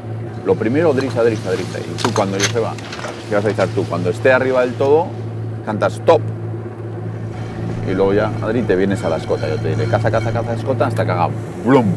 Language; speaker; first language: Spanish; native; Spanish